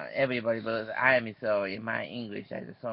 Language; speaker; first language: English; non-native, learner; Japanese